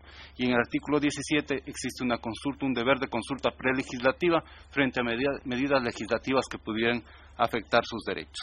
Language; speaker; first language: Spanish; native; Spanish